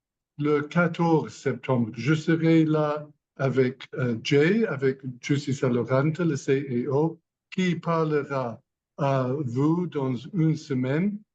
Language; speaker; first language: French; non-native, learner; English